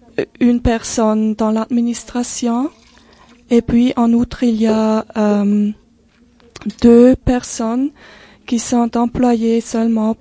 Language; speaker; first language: French; non-native, local second language; German